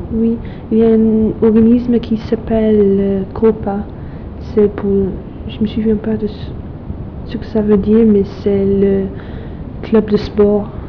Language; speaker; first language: French; non-native, fluent; English